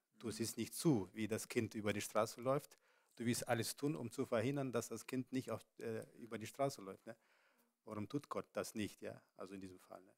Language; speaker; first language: German; native; German